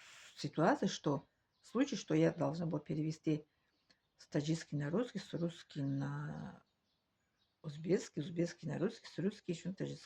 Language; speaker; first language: Russian; non-native, learner; Tajik